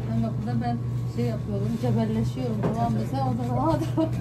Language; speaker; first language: Turkish; native; Turkish